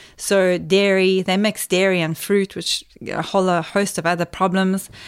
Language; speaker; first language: English; native; English